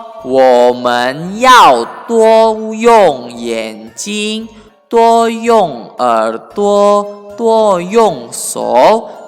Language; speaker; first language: Chinese; non-native, fluent; Indonesian